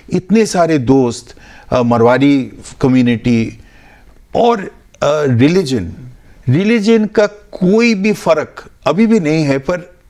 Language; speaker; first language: Hindi; non-native, local second language; Bangla